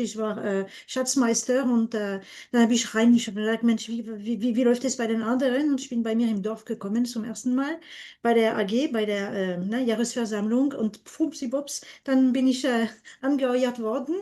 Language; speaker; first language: German; non-native, fluent; French